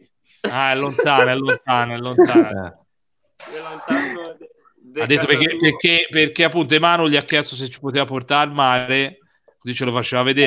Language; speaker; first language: Italian; native; Italian